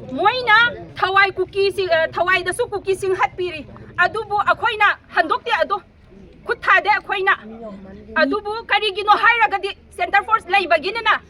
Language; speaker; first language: Manipuri; non-native, local second language; Thado Chin